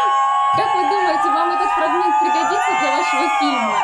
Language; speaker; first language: Russian; native; Russian